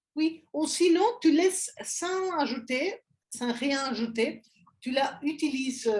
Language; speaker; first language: French; non-native, fluent; Spanish